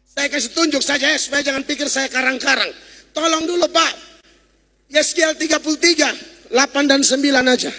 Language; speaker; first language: Indonesian; native; Indonesian